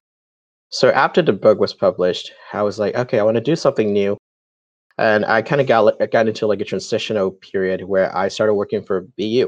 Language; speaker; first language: English; non-native, local second language; Cantonese